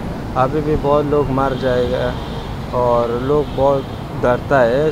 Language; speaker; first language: Hindi; non-native, learner; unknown